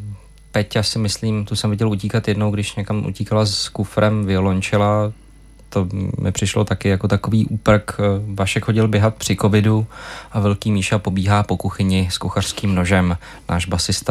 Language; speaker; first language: Czech; native; Czech